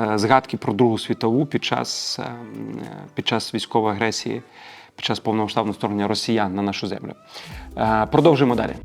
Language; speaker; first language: Ukrainian; native; Ukrainian